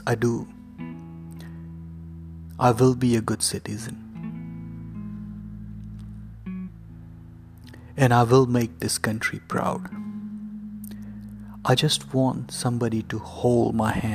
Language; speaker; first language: English; non-native, local second language; Hindi